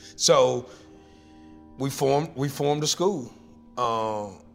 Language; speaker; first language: English; native; English